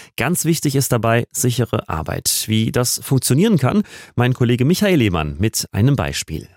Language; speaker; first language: German; native; German